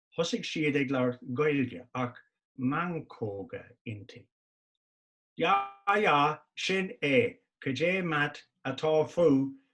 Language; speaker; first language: Irish; non-native, local second language; English